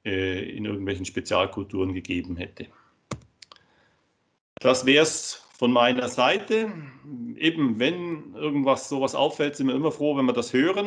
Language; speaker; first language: German; native; German